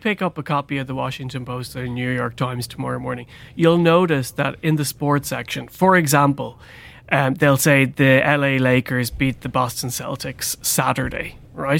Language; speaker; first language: English; native; English